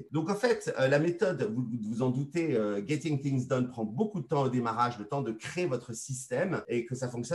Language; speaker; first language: French; native; French